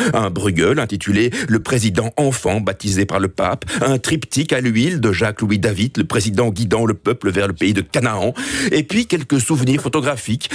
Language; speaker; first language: French; native; French